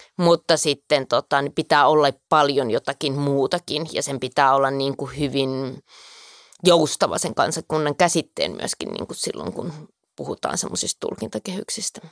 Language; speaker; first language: Finnish; native; Finnish